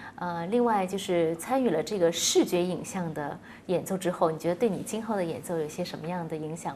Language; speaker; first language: Chinese; native; Chinese